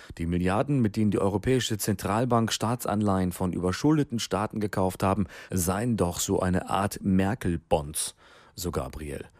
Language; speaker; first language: German; native; German